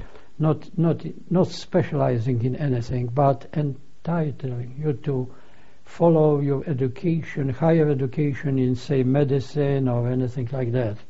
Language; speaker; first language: English; non-native, fluent; Polish